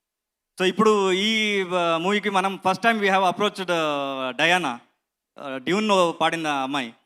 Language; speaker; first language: Telugu; non-native, learner; Kannada